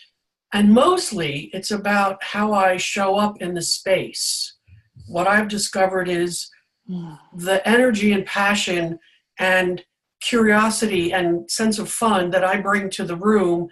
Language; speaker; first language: English; native; English